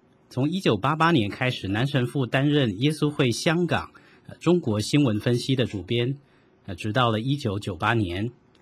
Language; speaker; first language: Chinese; native; Chinese